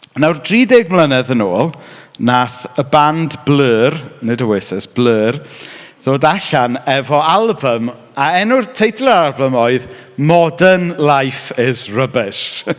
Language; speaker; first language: Welsh; native; Welsh